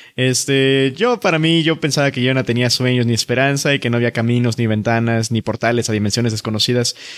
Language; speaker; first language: Spanish; native; Spanish